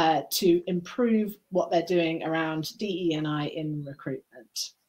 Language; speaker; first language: English; native; English